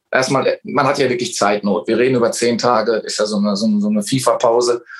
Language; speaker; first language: German; native; German